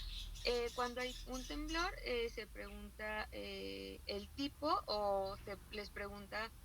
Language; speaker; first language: Spanish; native; Spanish